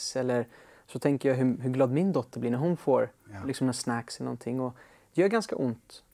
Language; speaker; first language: Swedish; native; Swedish